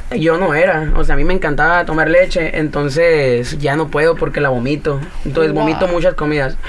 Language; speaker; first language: Spanish; native; Spanish